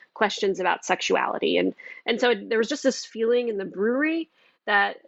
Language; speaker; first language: English; native; English